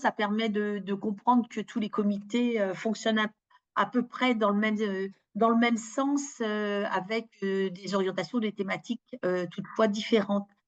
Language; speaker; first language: French; native; French